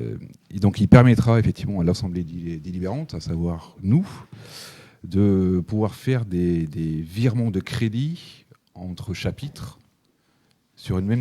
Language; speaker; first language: French; native; French